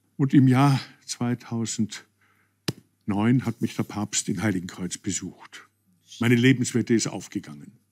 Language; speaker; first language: German; native; German